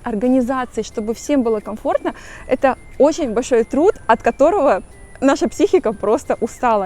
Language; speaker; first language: Russian; native; Russian